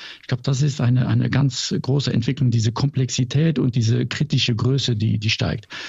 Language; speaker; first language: German; non-native, local second language; Luxembourgish